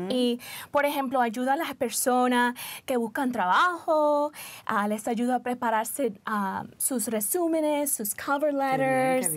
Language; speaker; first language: Spanish; early bilingual, heritage; Spanish